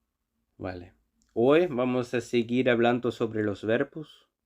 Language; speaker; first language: Spanish; non-native, fluent; Icelandic